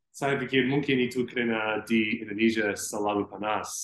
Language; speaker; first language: Indonesian; non-native, learner; English